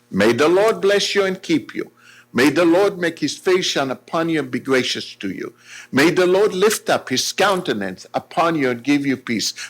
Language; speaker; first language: English; non-native, fluent; Hebrew